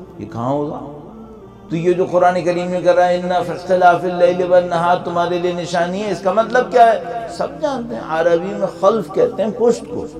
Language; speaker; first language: Urdu; native; Urdu